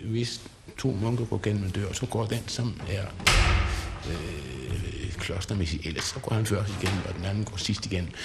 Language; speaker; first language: Danish; native; Danish